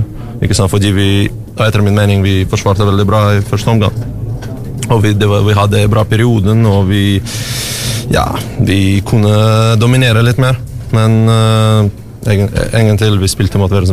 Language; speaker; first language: Norwegian; non-native, fluent; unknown